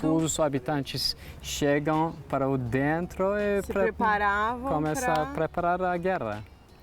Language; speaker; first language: Portuguese; non-native, learner; Turkish